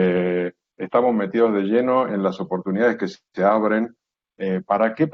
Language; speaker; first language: Spanish; native; Spanish